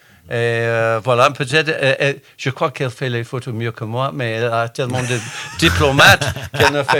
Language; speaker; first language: French; non-native, fluent; English